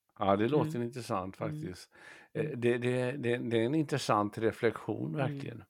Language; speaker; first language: Swedish; native; Swedish